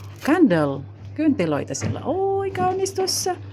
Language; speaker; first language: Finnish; non-native, learner; Filipino